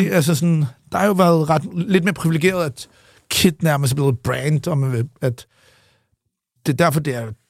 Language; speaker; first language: Danish; early bilingual, other home language; English